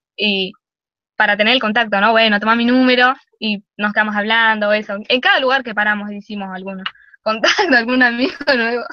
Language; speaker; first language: Spanish; native; Spanish